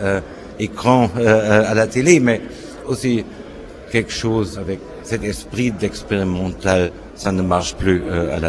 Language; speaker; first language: French; non-native, fluent; German